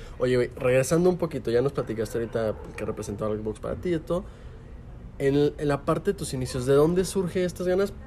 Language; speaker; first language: Spanish; native; Spanish